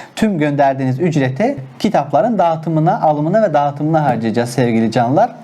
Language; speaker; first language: Turkish; non-native, local second language; Azerbaijani